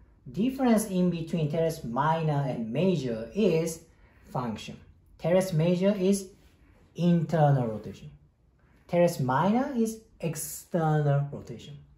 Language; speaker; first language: English; non-native, fluent; Japanese